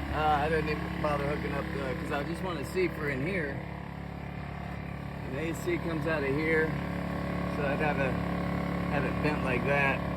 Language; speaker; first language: English; native; English